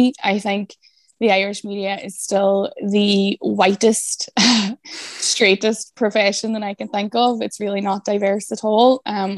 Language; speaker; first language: English; native; English